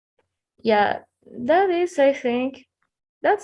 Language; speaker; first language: English; non-native, learner; Spanish